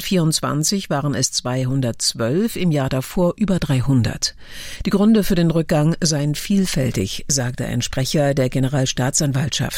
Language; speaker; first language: German; native; German